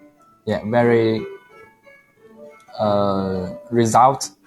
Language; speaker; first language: English; non-native, learner; Chinese